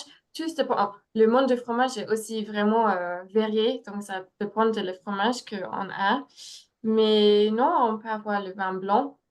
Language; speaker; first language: French; non-native, fluent; English